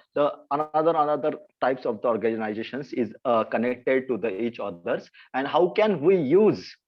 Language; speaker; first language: English; non-native, local second language; Marathi